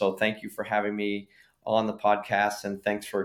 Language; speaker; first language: English; native; English